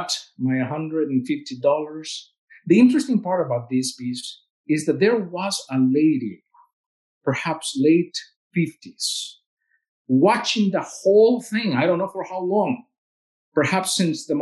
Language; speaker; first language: English; non-native, fluent; Spanish